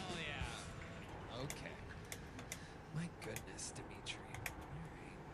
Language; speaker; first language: English; native; English